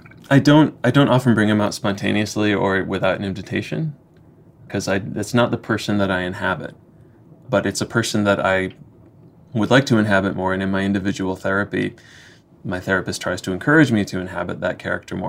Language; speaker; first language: English; native; English